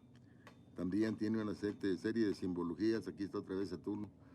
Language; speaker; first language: Spanish; native; Spanish